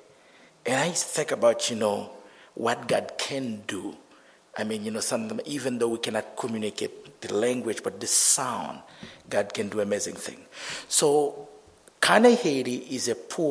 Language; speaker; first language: English; non-native, fluent; Haitian Creole